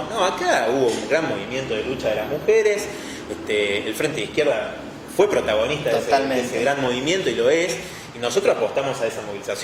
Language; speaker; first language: Spanish; native; Spanish